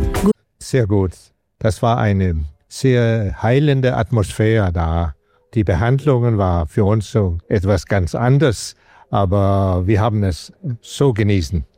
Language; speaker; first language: German; non-native, fluent; Danish